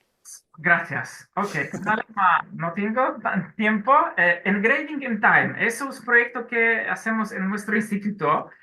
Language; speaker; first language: Spanish; non-native, learner; Polish